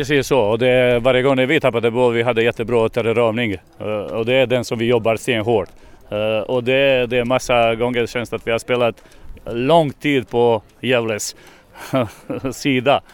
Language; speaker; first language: Swedish; non-native, fluent; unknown